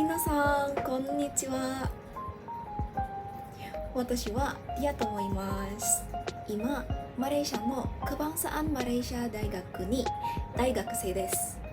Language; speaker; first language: Japanese; non-native, learner; Malay